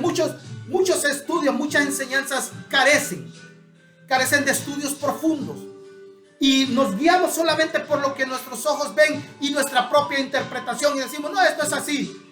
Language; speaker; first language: Spanish; native; Spanish